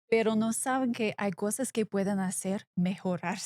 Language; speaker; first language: Spanish; non-native, learner; English